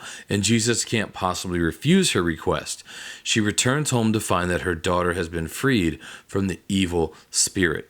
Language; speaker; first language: English; native; English